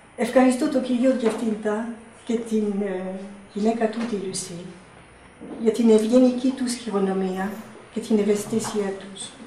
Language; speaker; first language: Greek; non-native, fluent; French